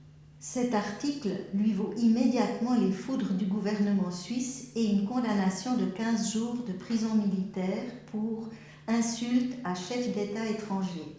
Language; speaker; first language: French; native; French